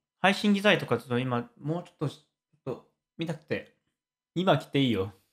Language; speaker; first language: Japanese; non-native, fluent; Korean